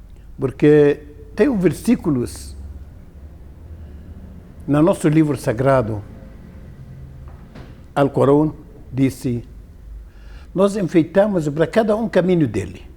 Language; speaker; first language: Portuguese; non-native, learner; Arabic